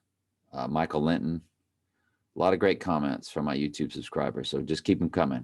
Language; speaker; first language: English; native; English